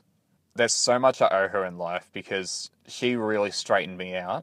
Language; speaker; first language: English; native; English